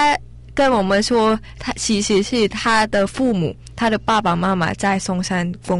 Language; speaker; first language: Chinese; non-native, learner; Thai